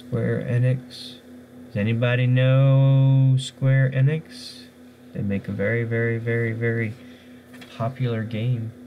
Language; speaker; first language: English; native; English